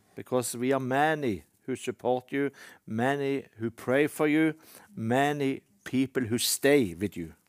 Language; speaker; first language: English; non-native, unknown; Norwegian